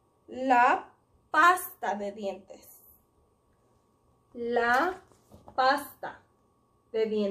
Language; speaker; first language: Spanish; non-native, fluent; English